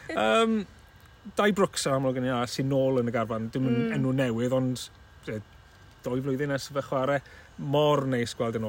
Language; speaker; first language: Welsh; native; Welsh